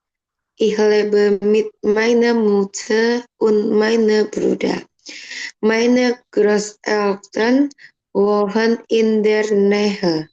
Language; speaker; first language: German; non-native, learner; Indonesian